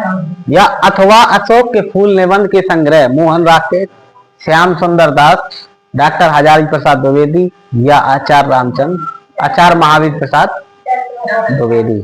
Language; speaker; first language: Hindi; native; Hindi